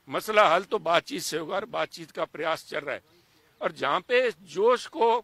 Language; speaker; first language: Hindi; native; Hindi